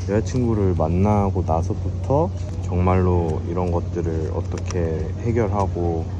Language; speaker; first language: Korean; early bilingual, heritage; Korean